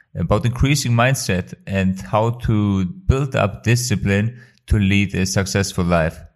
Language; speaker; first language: English; non-native, fluent; Albanian